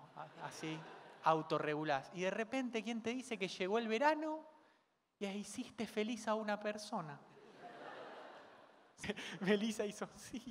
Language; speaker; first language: Spanish; native; Spanish